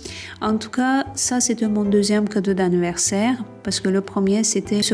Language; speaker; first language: French; non-native, fluent; Turkish